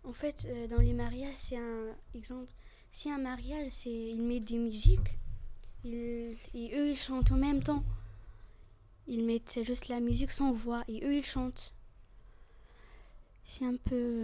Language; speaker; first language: French; early bilingual, other home language; Arabic